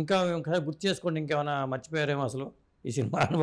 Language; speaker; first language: Telugu; native; Telugu